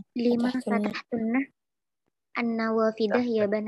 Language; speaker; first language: Arabic; non-native, learner; Indonesian